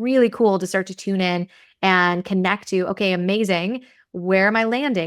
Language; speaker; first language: English; native; English